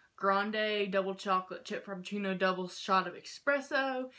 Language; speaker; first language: English; native; English